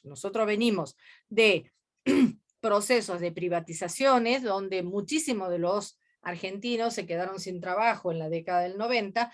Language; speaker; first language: Spanish; native; Spanish